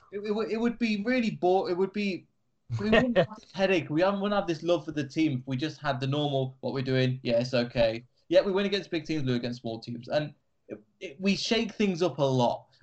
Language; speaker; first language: English; native; English